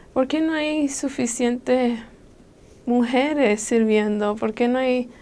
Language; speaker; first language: Spanish; early bilingual, other home language; English